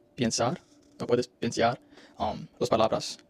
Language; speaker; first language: Spanish; non-native, learner; English